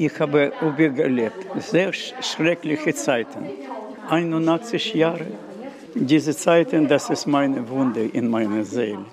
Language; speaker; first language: German; non-native, learner; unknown